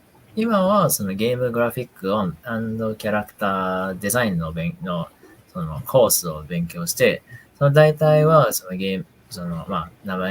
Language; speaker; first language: Japanese; non-native, fluent; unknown